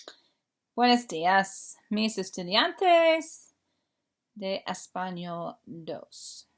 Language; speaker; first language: Spanish; non-native, fluent; English